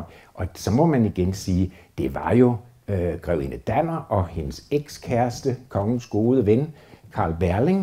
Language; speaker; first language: Danish; native; Danish